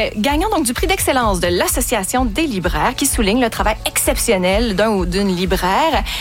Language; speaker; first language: French; native; French